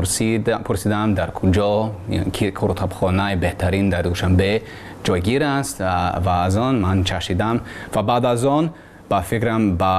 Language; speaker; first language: Persian; non-native, fluent; English